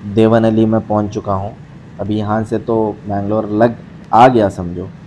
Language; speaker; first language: Hindi; non-native, local second language; Urdu